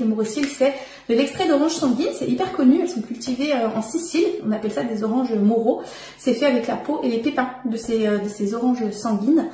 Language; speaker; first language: French; native; French